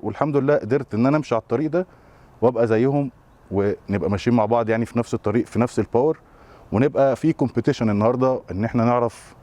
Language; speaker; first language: Arabic; native; Arabic